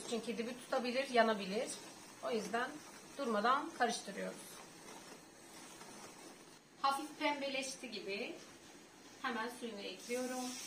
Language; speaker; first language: Turkish; native; Turkish